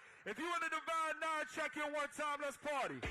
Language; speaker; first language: English; native; English